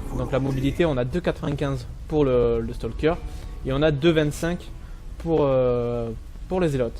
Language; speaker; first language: French; native; French